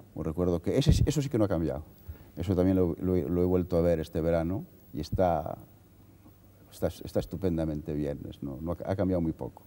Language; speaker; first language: Spanish; native; Spanish